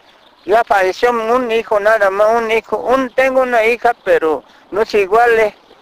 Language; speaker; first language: Spanish; non-native, local second language; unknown